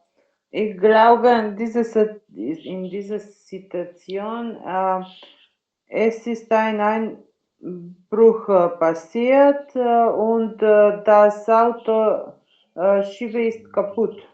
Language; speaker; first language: German; non-native, learner; Macedonian